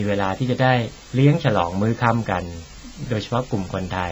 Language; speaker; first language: Thai; native; Thai